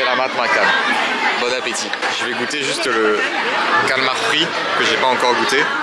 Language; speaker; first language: French; native; French